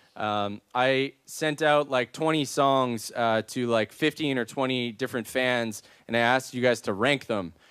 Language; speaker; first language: English; native; English